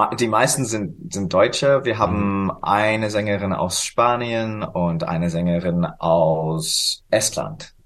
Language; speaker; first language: German; non-native, fluent; English